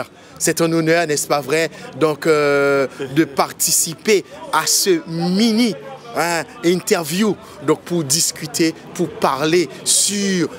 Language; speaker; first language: French; non-native, local second language; Haitian Creole